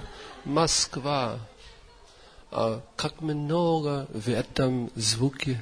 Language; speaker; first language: Russian; non-native, learner; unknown